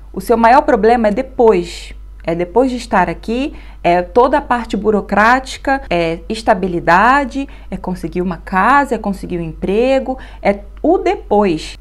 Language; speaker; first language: Portuguese; native; Portuguese